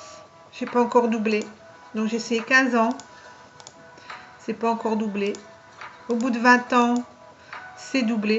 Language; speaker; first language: French; native; French